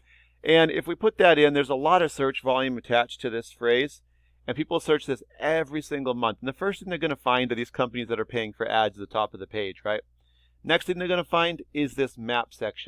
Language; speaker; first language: English; native; English